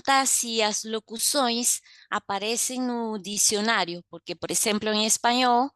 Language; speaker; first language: Portuguese; non-native, fluent; Spanish